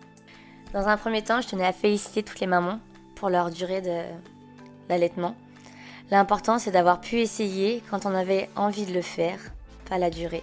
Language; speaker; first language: French; native; French